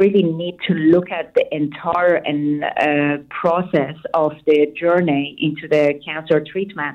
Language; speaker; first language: English; non-native, fluent; Persian